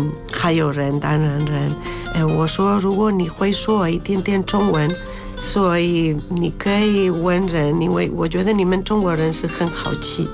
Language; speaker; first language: Chinese; non-native, learner; Spanish